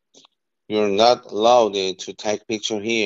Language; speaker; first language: English; non-native, learner; Korean